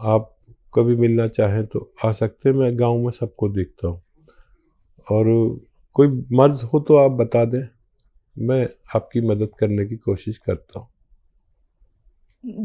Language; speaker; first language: Hindi; native; Hindi